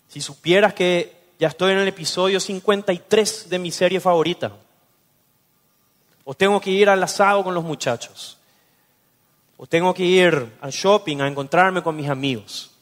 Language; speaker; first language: Spanish; native; Spanish